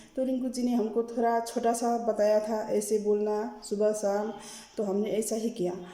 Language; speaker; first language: Hindi; non-native, learner; Nepali